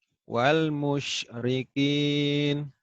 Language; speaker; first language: Arabic; non-native, learner; Indonesian